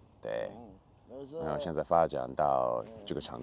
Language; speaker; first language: Chinese; non-native, fluent; English